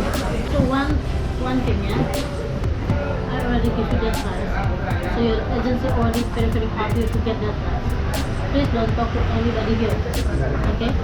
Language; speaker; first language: English; non-native, learner; Indonesian